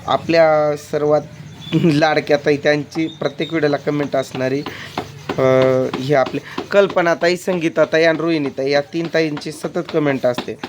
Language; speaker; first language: Marathi; native; Marathi